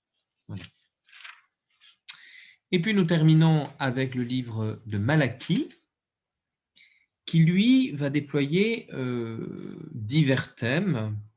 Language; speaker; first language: French; native; French